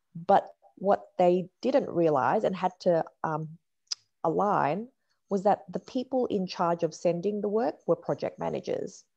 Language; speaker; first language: English; native; English